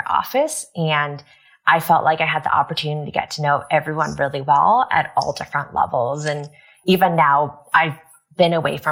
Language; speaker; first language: English; native; English